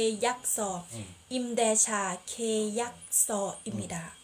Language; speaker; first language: Korean; non-native, learner; Thai